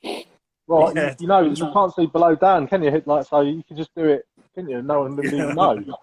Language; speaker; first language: English; native; English